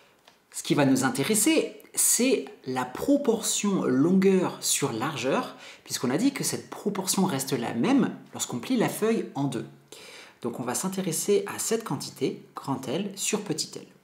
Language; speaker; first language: French; native; French